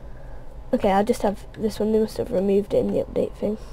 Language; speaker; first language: English; native; English